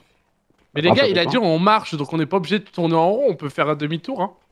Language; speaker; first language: French; native; French